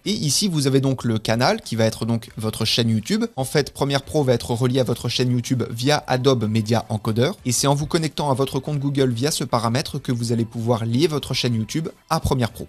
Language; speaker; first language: French; native; French